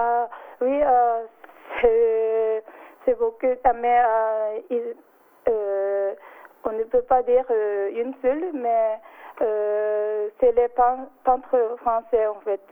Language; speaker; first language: French; non-native, learner; Japanese